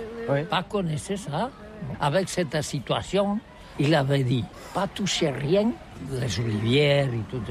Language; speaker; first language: French; non-native, learner; Catalan